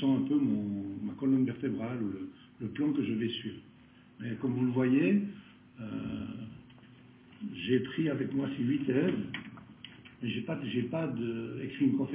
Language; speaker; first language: French; native; French